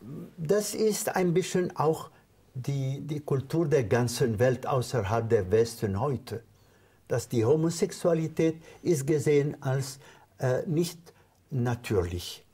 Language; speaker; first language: German; non-native, fluent; Arabic